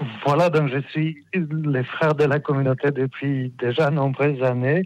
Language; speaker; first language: French; non-native, fluent; Polish